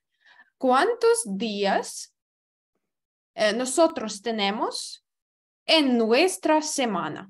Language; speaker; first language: Spanish; non-native, fluent; Ukrainian